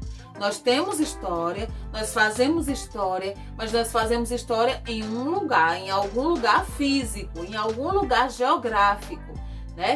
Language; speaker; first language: Portuguese; native; Portuguese